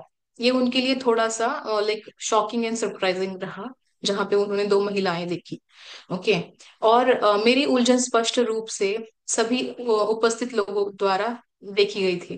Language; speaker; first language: Hindi; native; Hindi